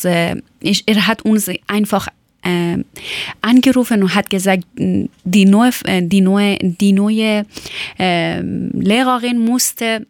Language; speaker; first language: German; non-native, learner; Persian